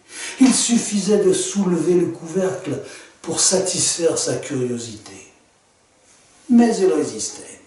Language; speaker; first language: French; native; French